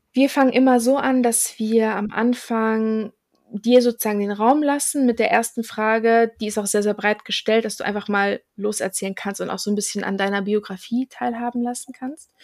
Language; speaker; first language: German; native; German